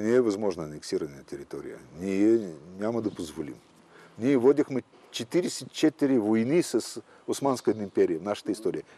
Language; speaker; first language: Bulgarian; non-native, fluent; Russian